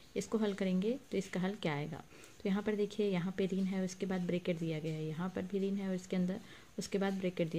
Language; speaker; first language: Hindi; native; Hindi